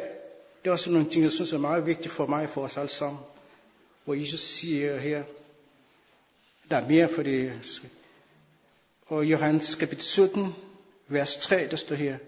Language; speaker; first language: Danish; non-native, fluent; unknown